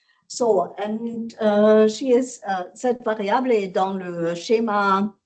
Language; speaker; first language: French; non-native, learner; German